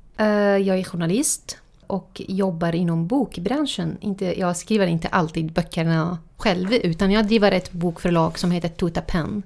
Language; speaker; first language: Swedish; non-native, fluent; Arabic